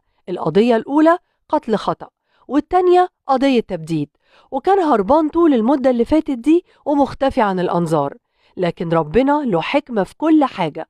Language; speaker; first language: Arabic; native; Arabic